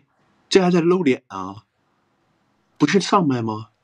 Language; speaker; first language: Chinese; native; Chinese